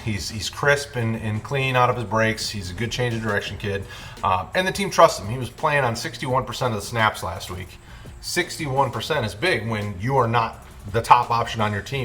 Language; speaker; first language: English; native; English